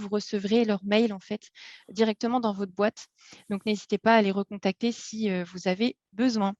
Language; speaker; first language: French; native; French